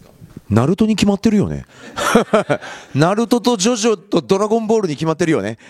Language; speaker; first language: Japanese; native; Japanese